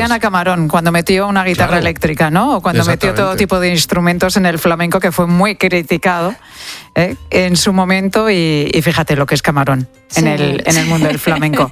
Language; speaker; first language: Spanish; native; Spanish